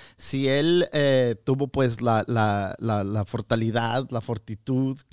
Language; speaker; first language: Spanish; early bilingual, heritage; Spanish